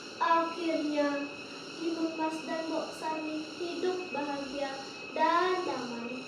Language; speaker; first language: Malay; non-native, local second language; Balinese